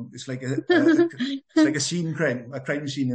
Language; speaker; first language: English; native; English